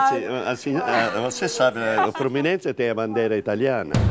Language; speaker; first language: Portuguese; early bilingual, heritage; Italian